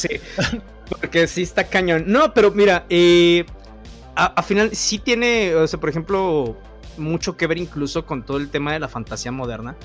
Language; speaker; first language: Spanish; native; Spanish